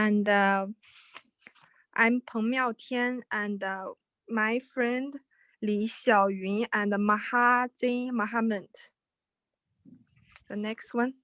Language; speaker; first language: English; non-native, learner; Chinese